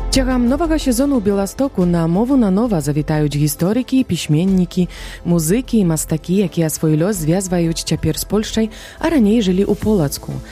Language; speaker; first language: Belarusian; native; Belarusian